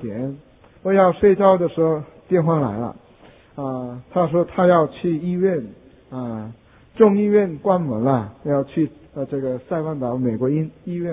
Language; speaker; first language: Chinese; non-native, fluent; Korean